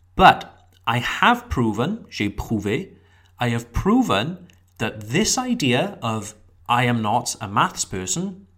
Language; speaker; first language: English; native; English